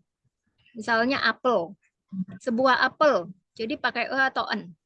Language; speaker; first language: Indonesian; native; Indonesian